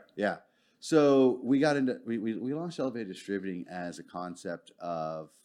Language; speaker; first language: English; native; English